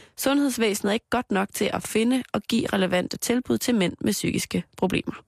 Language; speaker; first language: Danish; native; Danish